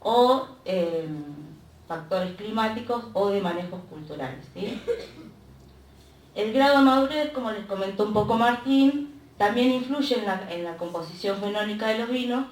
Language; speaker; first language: Spanish; native; Spanish